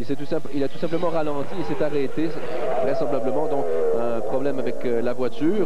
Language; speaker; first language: French; native; French